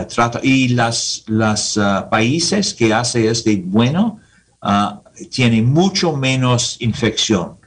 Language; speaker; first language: Spanish; non-native, learner; English